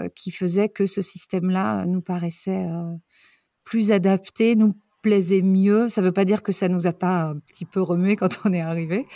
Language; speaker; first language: French; native; French